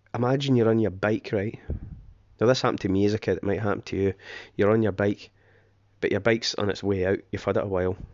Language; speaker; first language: English; native; English